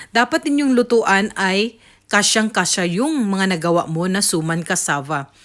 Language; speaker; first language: Filipino; non-native, local second language; Cebuano